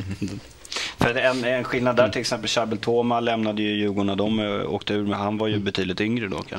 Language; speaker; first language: Swedish; native; Swedish